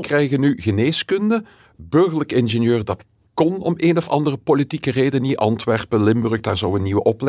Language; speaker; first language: Dutch; native; Dutch